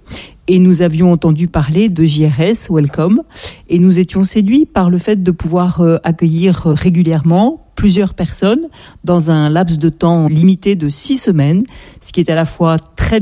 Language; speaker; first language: French; native; French